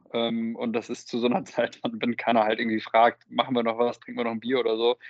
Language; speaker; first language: German; native; German